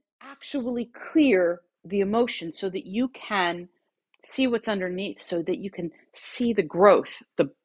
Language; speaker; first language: English; native; English